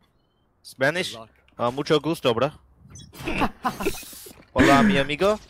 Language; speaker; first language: Spanish; non-native, learner; English